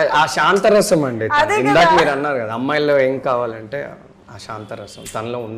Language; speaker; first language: Telugu; native; Telugu